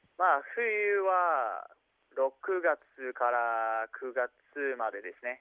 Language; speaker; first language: Japanese; non-native, fluent; English